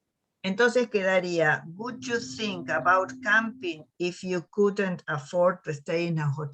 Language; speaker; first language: English; non-native, learner; Spanish